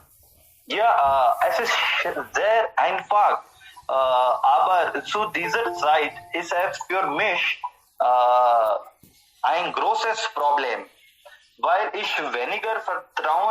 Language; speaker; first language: German; non-native, learner; Hindi